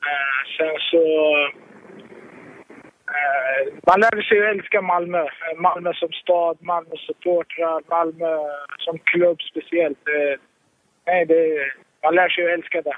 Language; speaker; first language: Swedish; early bilingual, other home language; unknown